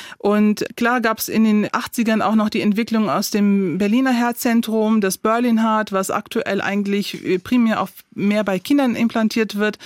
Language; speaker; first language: German; early bilingual, other home language; Turkish